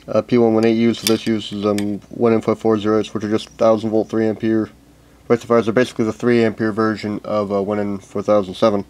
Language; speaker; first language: English; native; English